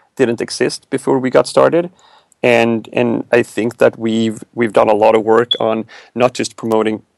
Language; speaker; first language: English; non-native, fluent; Swedish